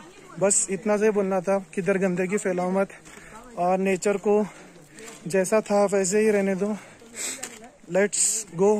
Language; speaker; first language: Hindi; native; Hindi